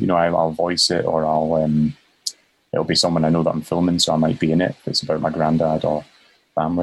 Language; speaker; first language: English; native; English